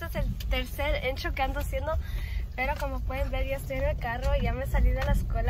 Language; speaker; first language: Spanish; early bilingual, other home language; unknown